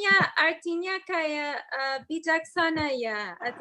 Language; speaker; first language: Indonesian; non-native, learner; English